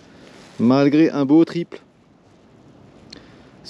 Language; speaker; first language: French; native; French